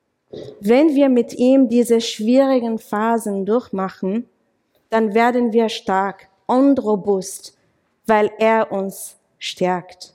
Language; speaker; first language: German; non-native, fluent; English